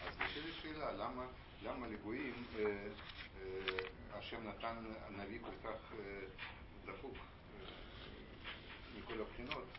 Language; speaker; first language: Hebrew; non-native, fluent; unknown